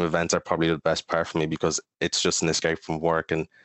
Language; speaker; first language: English; native; English